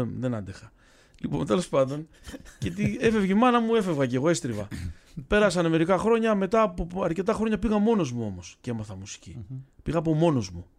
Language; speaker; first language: Greek; early bilingual, other home language; Russian